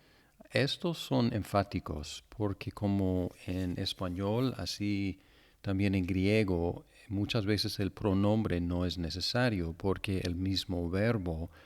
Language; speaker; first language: Spanish; non-native, fluent; English